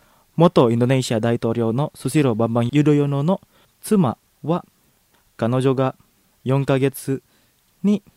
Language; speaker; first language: Japanese; non-native, fluent; Indonesian